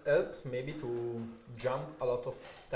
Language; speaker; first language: English; non-native, fluent; Italian